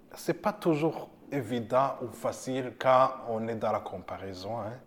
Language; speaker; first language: French; non-native, local second language; Rundi